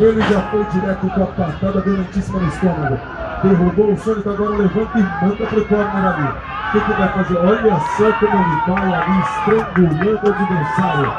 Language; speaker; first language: Portuguese; native; Portuguese